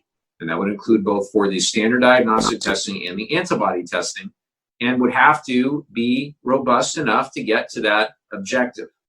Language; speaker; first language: English; native; English